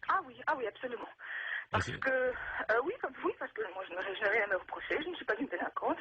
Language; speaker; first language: French; non-native, fluent; Russian